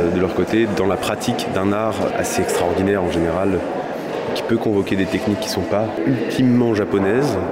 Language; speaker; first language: French; native; French